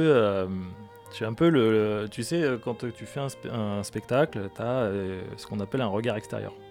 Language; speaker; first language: French; native; French